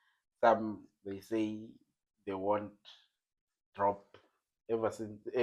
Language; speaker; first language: English; non-native, local second language; Zulu